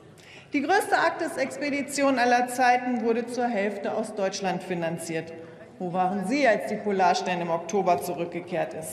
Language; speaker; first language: German; native; German